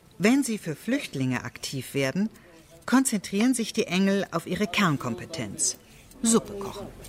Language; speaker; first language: German; native; German